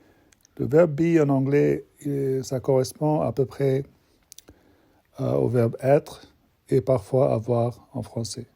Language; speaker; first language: French; non-native, fluent; English